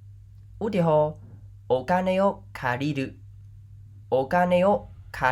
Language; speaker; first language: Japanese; non-native, fluent; Khmer